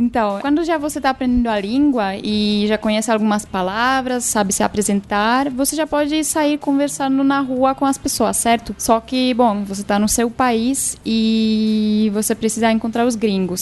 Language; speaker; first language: Portuguese; non-native, fluent; Czech